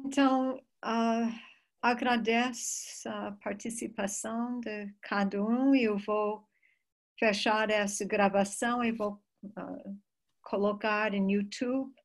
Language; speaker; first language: Portuguese; non-native, fluent; English